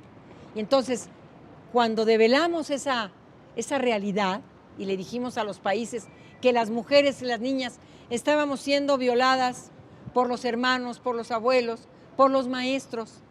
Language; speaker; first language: Spanish; native; Spanish